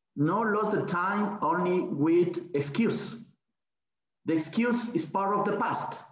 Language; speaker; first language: English; non-native, learner; Spanish